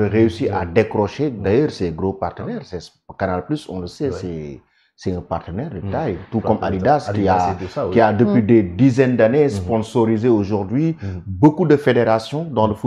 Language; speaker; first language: French; non-native, local second language; Wolof